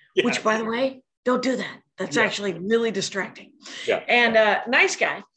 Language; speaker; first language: English; native; English